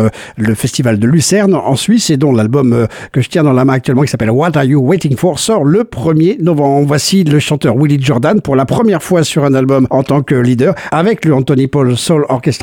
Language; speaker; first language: French; native; French